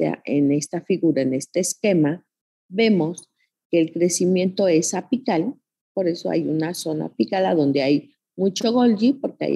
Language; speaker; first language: Spanish; native; Spanish